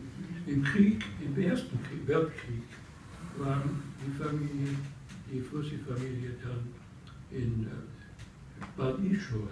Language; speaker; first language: German; early bilingual, heritage; English